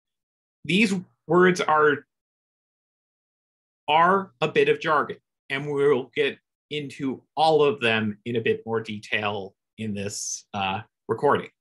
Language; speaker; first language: English; native; English